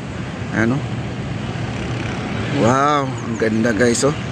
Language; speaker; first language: Filipino; native; Filipino